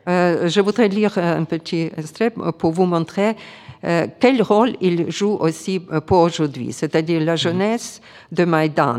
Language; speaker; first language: French; non-native, fluent; Ukrainian